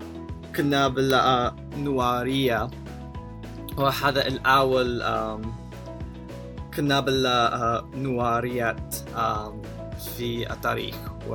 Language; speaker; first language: Arabic; non-native, learner; English